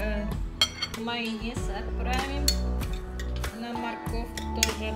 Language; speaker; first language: Russian; non-native, learner; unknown